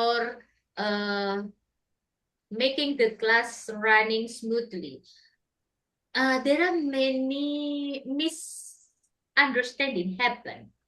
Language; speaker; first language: English; non-native, fluent; Indonesian